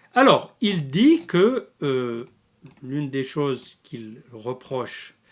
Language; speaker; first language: French; non-native, local second language; Arabic